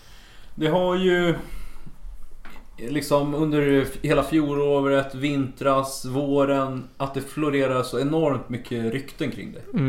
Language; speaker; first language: Swedish; native; Swedish